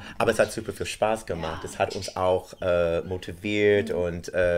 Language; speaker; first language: German; non-native, fluent; English